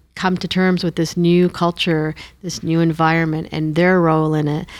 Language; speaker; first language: English; non-native, fluent; Hindi